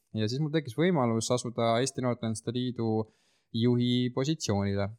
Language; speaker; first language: Estonian; native; Estonian